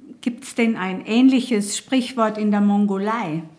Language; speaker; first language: German; native; German